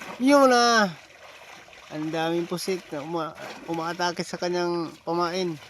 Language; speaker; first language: Filipino; native; Filipino